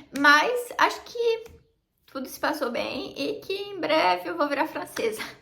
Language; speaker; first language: Portuguese; native; Portuguese